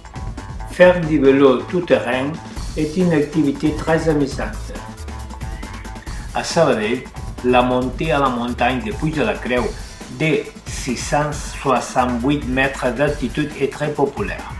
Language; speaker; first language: French; non-native, learner; Spanish